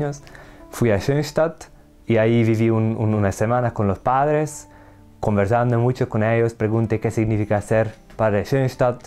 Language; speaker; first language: Spanish; non-native, learner; Hungarian